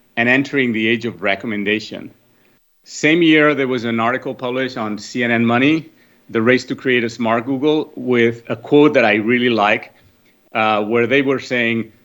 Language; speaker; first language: English; non-native, fluent; Catalan